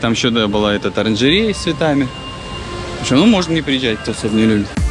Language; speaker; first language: Russian; native; Russian